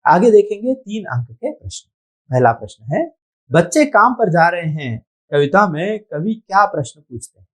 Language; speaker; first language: Hindi; non-native, local second language; Telugu